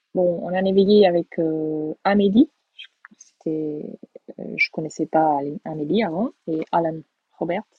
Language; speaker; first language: French; non-native, fluent; Portuguese